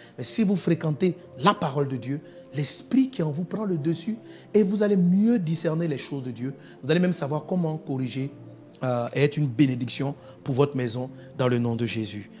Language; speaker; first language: French; non-native, local second language; Dyula